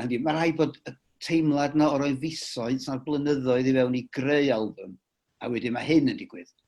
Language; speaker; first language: Welsh; native; Welsh